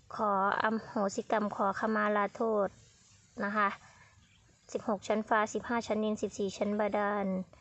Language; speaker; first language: Thai; native; Thai